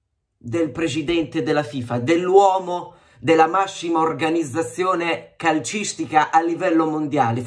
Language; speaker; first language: Italian; native; Italian